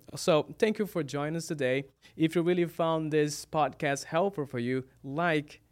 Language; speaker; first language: English; non-native, fluent; Portuguese